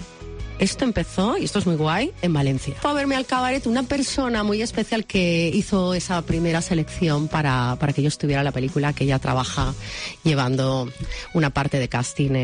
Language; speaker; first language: Spanish; native; Spanish